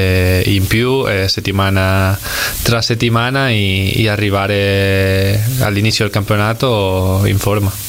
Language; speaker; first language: Italian; non-native, fluent; Spanish